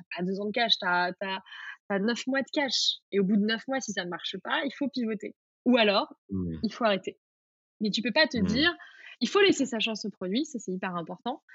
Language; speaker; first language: French; native; French